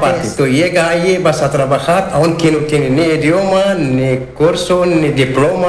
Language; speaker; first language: Spanish; non-native, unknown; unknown